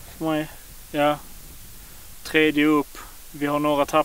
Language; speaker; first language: Swedish; native; Swedish